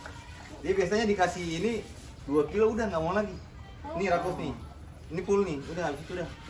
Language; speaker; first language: Indonesian; native; Indonesian